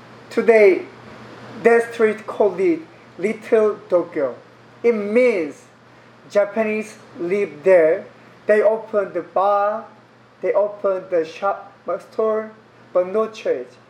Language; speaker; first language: English; non-native, learner; Korean